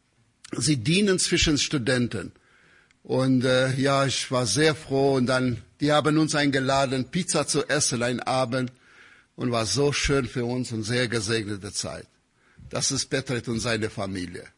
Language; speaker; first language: German; non-native, fluent; Albanian